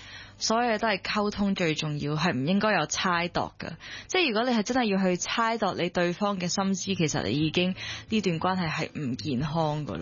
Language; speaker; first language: Cantonese; native; Cantonese